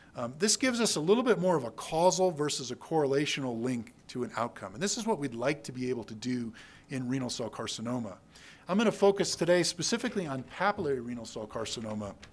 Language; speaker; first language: English; native; English